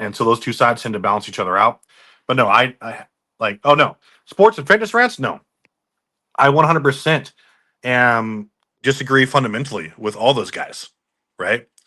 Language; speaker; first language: English; native; English